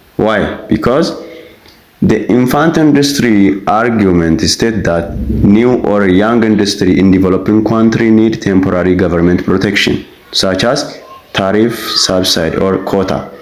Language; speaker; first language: English; non-native, local second language; Amharic